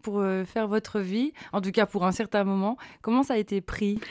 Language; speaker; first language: French; native; French